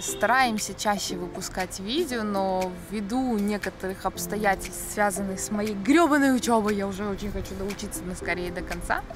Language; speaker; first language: Russian; native; Russian